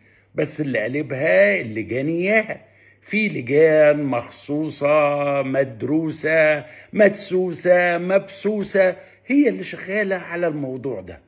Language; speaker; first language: Arabic; native; Arabic